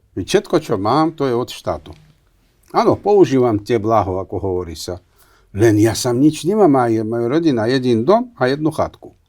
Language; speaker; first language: Slovak; non-native, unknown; Georgian